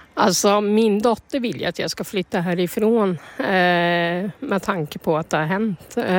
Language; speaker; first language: Swedish; native; Swedish